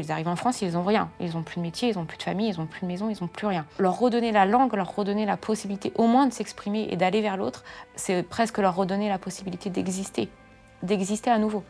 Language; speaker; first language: French; native; French